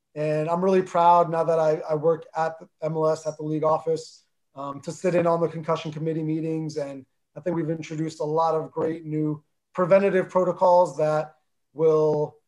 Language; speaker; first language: English; early bilingual, other home language; Armenian